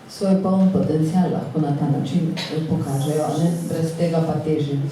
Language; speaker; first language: Slovenian; native; Slovenian